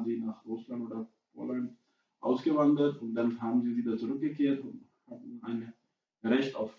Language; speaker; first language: German; non-native, fluent; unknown